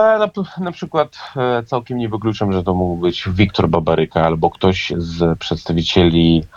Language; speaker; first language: Polish; non-native, fluent; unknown